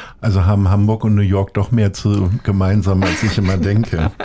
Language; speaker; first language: German; native; German